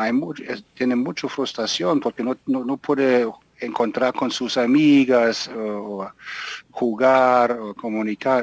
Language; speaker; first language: Spanish; non-native, fluent; German